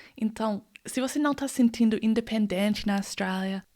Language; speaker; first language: Portuguese; non-native, fluent; English